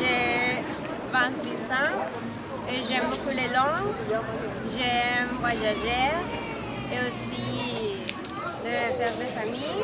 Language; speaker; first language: French; non-native, learner; Spanish